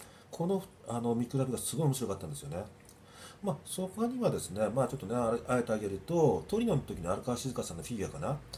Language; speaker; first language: Japanese; native; Japanese